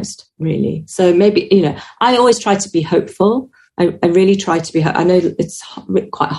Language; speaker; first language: English; native; English